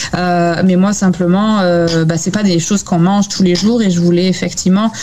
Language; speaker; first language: French; native; French